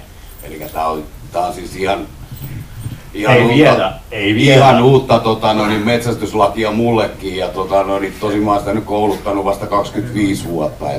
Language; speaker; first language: Finnish; native; Finnish